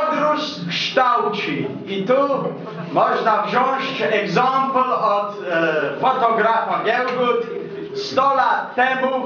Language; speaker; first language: Polish; early bilingual, heritage; English